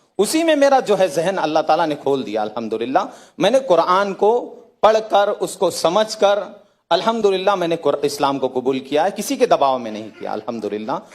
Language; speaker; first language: Hindi; native; Hindi